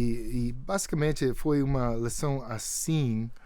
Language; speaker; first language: Portuguese; non-native, fluent; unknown